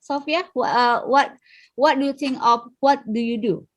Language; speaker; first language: English; non-native, fluent; Indonesian